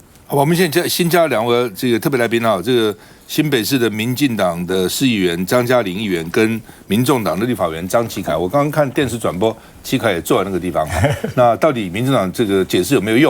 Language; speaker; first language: Chinese; native; Chinese